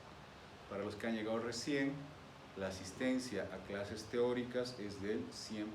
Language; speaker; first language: Spanish; native; Spanish